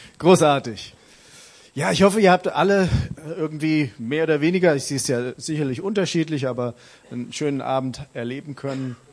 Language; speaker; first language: German; native; German